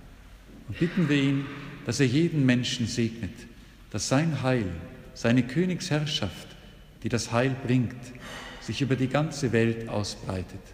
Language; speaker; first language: German; native; German